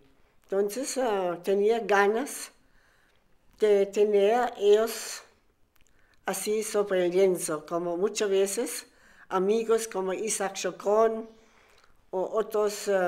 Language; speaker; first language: Spanish; non-native, fluent; German